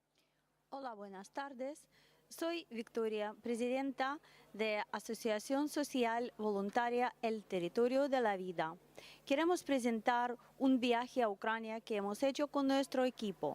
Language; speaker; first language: Spanish; non-native, learner; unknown